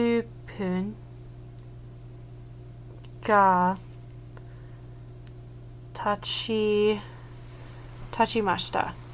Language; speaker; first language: Japanese; non-native, learner; English